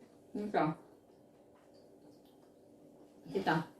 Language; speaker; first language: Swedish; non-native, learner; Filipino